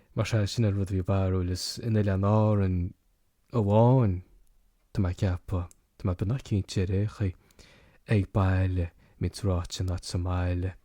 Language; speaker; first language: Irish; native; Irish